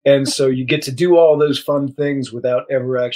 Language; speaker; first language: English; native; English